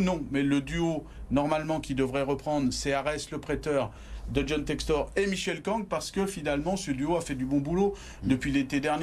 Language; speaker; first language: French; native; French